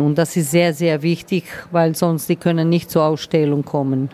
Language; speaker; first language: German; non-native, learner; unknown